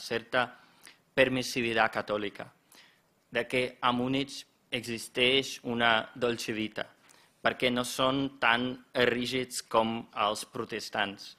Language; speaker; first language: Catalan; non-native, fluent; German